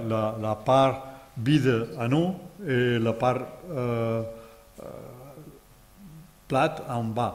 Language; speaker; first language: French; non-native, learner; Catalan